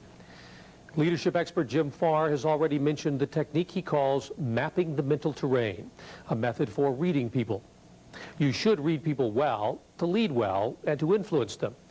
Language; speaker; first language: English; native; English